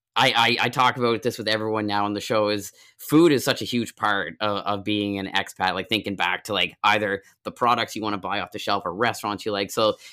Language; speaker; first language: English; native; English